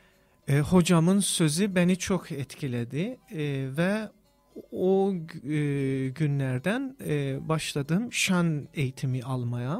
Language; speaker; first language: Turkish; non-native, fluent; Persian